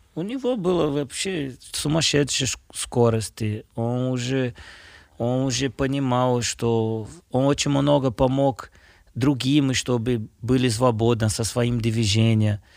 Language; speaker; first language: Russian; non-native, fluent; Portuguese